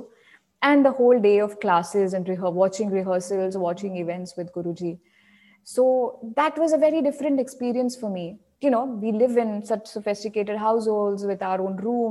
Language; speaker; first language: English; non-native, local second language; Marathi